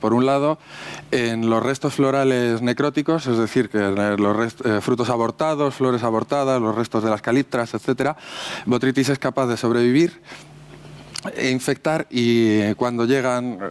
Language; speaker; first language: Spanish; native; Spanish